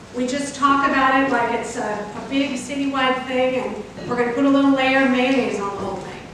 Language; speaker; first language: English; native; English